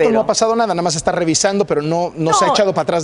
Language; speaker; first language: Spanish; native; Spanish